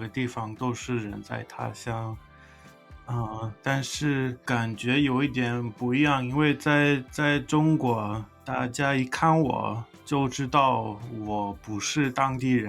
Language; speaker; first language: Chinese; non-native, fluent; English